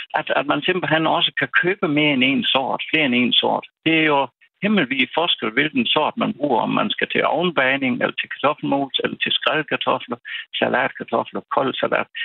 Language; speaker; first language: Danish; native; Danish